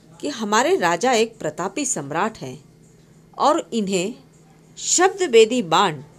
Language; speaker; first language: Hindi; non-native, local second language; Marathi